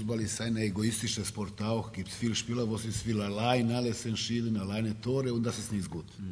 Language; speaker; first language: German; non-native, learner; Serbian